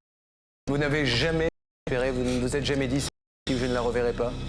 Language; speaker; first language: French; native; French